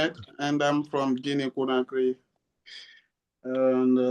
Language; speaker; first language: English; non-native, learner; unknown